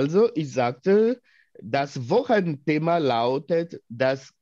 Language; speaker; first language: German; non-native, fluent; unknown